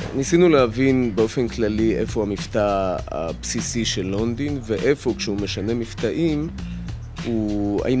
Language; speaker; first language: Hebrew; early bilingual, other home language; Russian